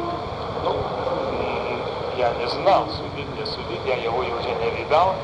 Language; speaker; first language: Russian; non-native, fluent; Lithuanian